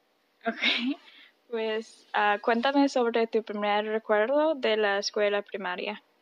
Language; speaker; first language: Spanish; early bilingual, heritage; Spanish